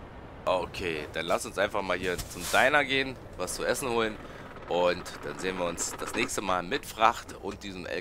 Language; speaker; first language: German; native; German